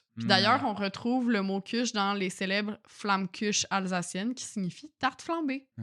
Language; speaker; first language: French; native; French